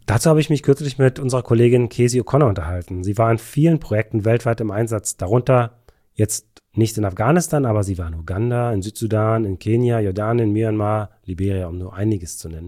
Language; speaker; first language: German; native; German